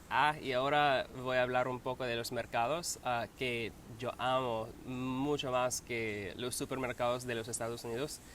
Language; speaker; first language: Spanish; non-native, learner; English